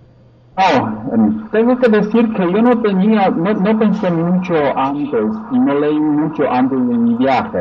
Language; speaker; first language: Spanish; non-native, fluent; Polish